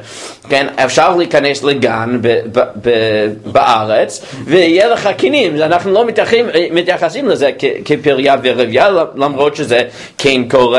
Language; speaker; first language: Hebrew; non-native, fluent; English